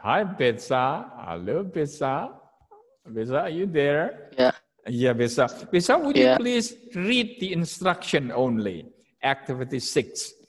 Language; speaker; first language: English; non-native, fluent; Indonesian